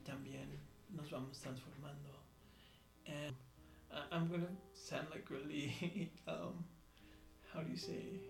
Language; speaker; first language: English; early bilingual, other home language; Spanish